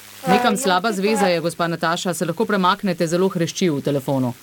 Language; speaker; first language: Slovenian; native; Slovenian